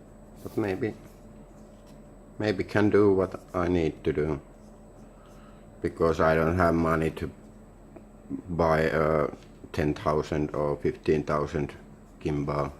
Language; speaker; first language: English; non-native, learner; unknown